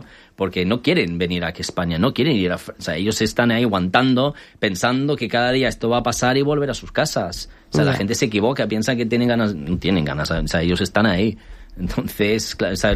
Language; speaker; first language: Spanish; native; Spanish